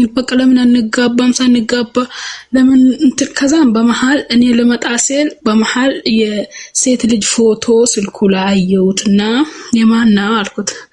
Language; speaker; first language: Amharic; native; Amharic